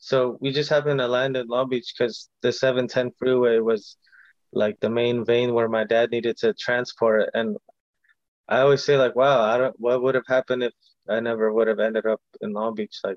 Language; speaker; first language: English; early bilingual, other home language; Spanish